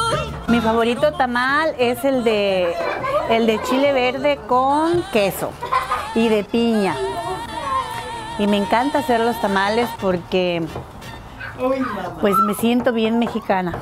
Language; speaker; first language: Spanish; early bilingual, heritage; Spanish